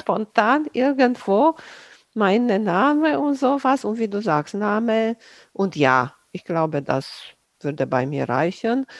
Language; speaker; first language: German; non-native, fluent; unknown